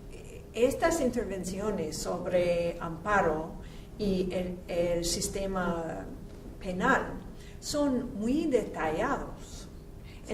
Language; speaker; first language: Spanish; non-native, fluent; English